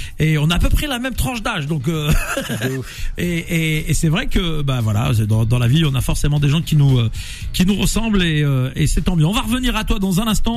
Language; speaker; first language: French; native; French